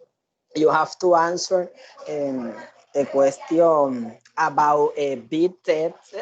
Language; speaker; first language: English; non-native, learner; Spanish